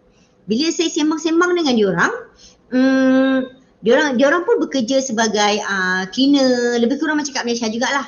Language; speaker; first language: Malay; native; Malay